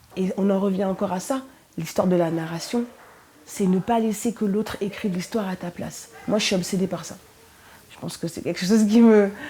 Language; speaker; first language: French; early bilingual, other home language; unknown